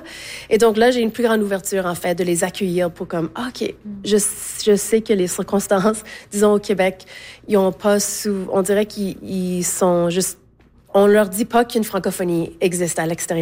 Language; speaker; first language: French; native; French